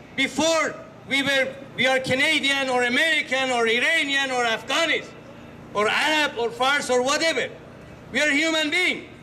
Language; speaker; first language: English; non-native, fluent; Persian